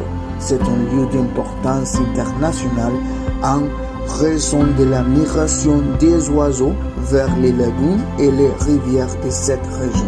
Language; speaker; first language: French; non-native, learner; Spanish